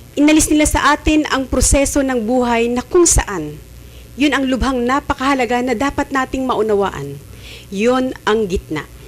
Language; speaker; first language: Filipino; native; Filipino